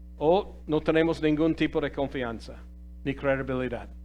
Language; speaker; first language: Spanish; non-native, fluent; English